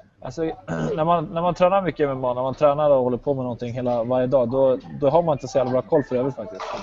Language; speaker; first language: Swedish; native; Swedish